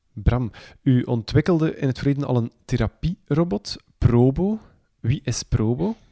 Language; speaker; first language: Dutch; native; Dutch